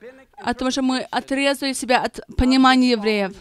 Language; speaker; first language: Russian; non-native, fluent; English